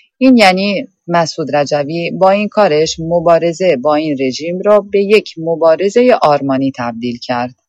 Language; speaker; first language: Persian; native; Persian